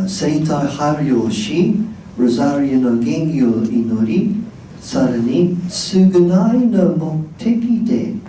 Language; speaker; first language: Japanese; non-native, fluent; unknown